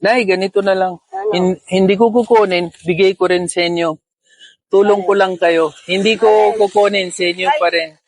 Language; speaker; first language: Filipino; non-native, learner; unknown